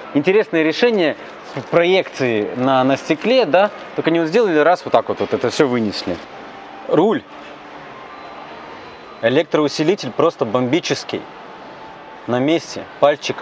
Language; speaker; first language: Russian; native; Russian